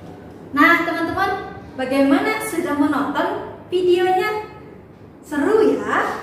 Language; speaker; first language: Indonesian; native; Indonesian